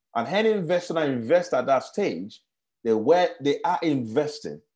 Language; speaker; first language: English; non-native, local second language; Yoruba